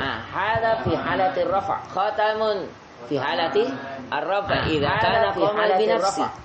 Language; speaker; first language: Arabic; non-native, fluent; Indonesian